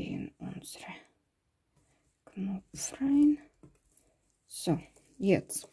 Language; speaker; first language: German; non-native, fluent; Russian